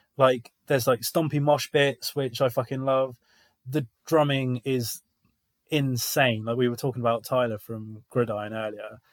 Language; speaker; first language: English; native; English